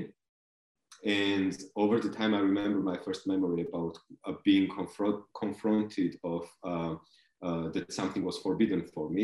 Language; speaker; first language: English; non-native, fluent; Georgian